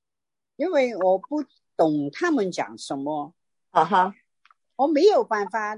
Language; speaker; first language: Chinese; non-native, local second language; Cantonese